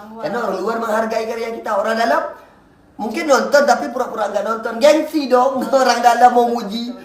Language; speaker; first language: Indonesian; native; Indonesian